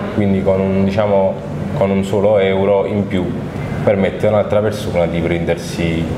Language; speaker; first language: Italian; non-native, local second language; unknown